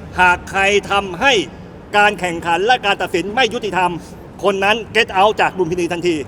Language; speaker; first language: Thai; native; Thai